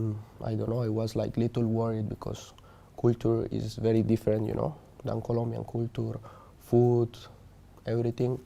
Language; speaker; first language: English; non-native, learner; Spanish